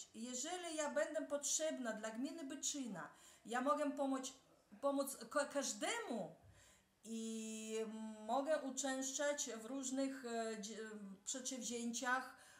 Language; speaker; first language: Polish; early bilingual, heritage; Russian